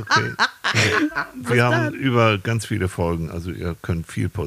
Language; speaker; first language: German; native; German